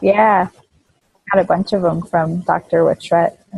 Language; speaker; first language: English; native; English